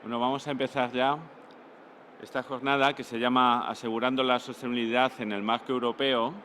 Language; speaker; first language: Spanish; native; Spanish